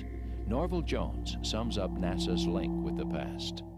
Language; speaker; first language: English; native; English